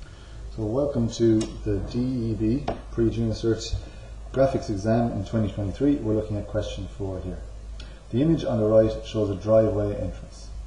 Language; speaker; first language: English; native; English